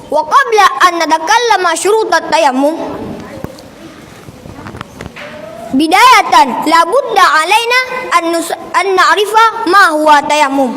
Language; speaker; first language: Arabic; non-native, learner; Achinese